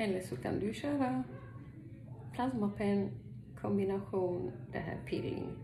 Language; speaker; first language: Swedish; non-native, fluent; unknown